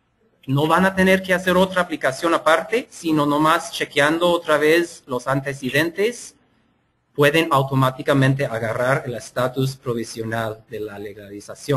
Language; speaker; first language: Spanish; non-native, fluent; English